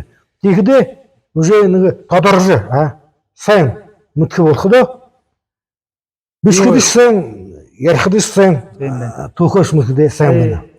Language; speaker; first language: Mongolian; non-native, learner; Buriat